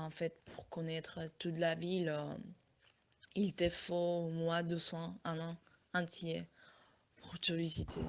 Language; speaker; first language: French; non-native, fluent; Spanish